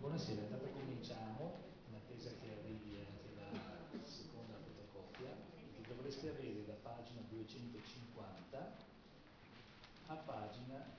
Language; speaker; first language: Italian; native; Italian